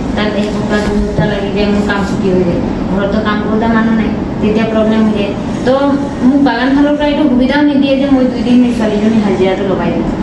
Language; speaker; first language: Assamese; non-native, local second language; Sadri